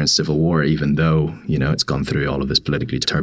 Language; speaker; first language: English; native; English